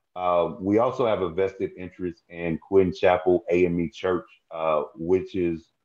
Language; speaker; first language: English; native; English